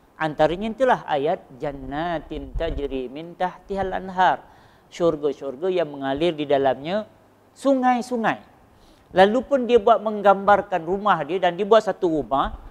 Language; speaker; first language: Malay; native; Malay